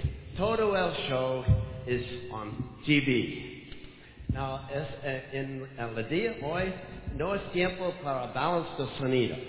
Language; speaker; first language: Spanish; non-native, learner; English